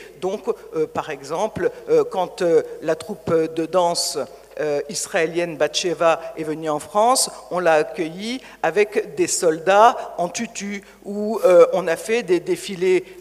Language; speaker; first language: French; native; French